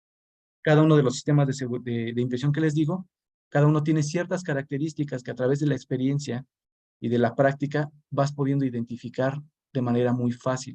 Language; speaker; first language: Spanish; native; Spanish